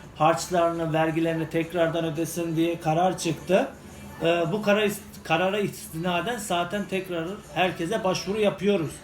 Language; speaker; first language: Turkish; native; Turkish